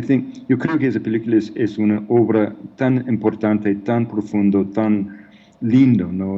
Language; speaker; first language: Spanish; non-native, fluent; English